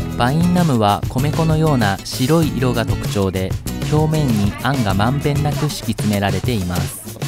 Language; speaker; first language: Japanese; native; Japanese